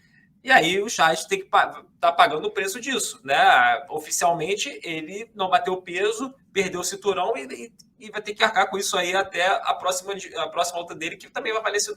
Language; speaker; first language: Portuguese; native; Portuguese